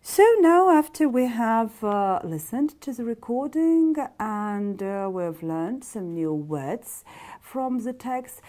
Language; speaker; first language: English; non-native, fluent; Georgian